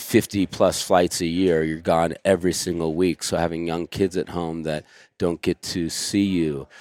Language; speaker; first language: English; native; English